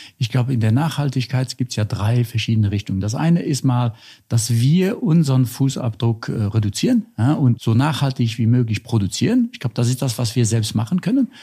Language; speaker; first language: German; non-native, local second language; Luxembourgish